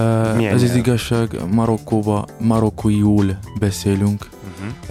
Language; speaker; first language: Hungarian; non-native, learner; Arabic